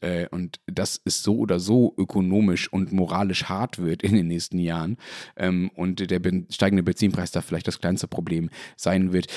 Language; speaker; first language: German; native; German